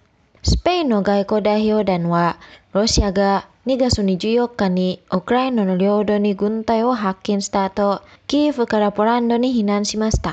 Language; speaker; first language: Japanese; non-native, fluent; Indonesian